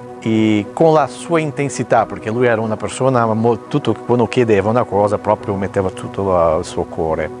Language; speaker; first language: Italian; non-native, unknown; Portuguese